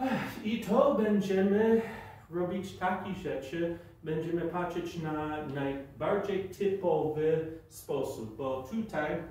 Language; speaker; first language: Polish; non-native, fluent; English